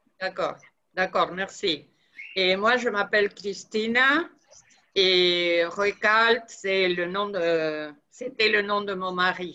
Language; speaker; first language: French; non-native, fluent; Spanish